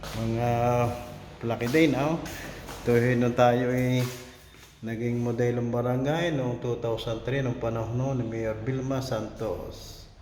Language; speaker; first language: Filipino; native; Filipino